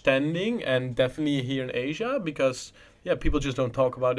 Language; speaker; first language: English; non-native, fluent; Dutch